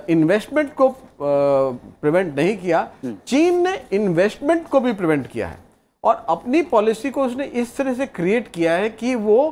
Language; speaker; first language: Hindi; native; Hindi